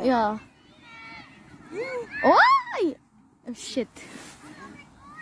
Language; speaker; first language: Swedish; non-native, learner; Cebuano